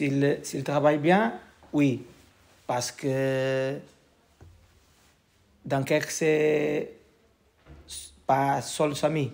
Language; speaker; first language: French; non-native, learner; Portuguese